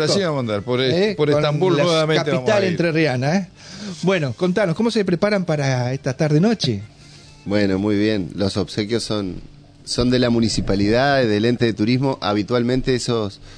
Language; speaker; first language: Spanish; native; Spanish